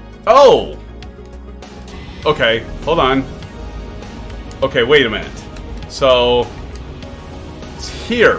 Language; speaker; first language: English; native; English